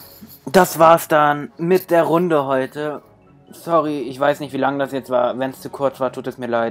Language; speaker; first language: German; native; German